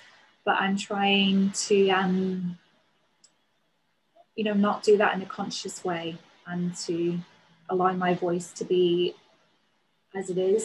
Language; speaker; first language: English; native; English